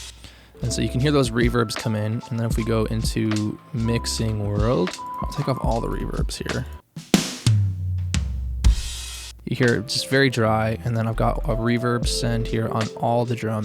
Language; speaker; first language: English; native; English